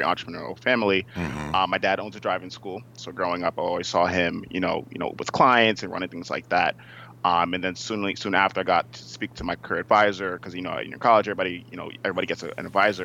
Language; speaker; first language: English; native; English